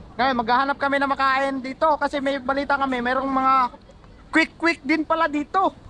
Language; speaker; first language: Filipino; native; Filipino